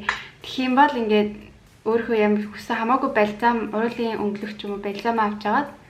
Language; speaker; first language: Mongolian; native; Mongolian